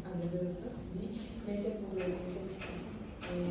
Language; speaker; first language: French; non-native, learner; Spanish